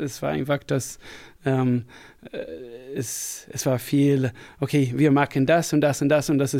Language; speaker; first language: German; non-native, fluent; English